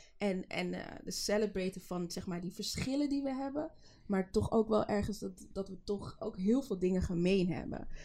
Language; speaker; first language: Dutch; early bilingual, other home language; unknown